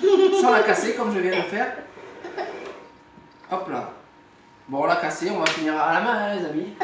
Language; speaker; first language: French; native; French